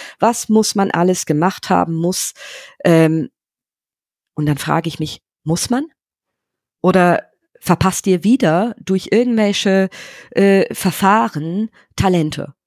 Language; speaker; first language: German; non-native, fluent; English